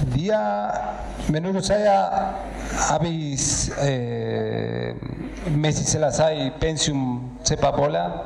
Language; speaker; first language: Indonesian; non-native, learner; Spanish